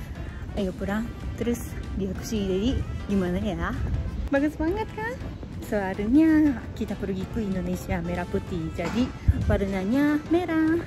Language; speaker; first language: Indonesian; non-native, fluent; Japanese